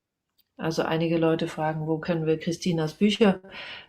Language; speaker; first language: German; non-native, fluent; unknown